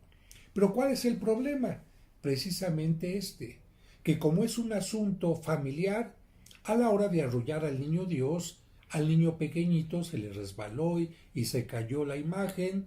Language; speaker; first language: Spanish; native; Spanish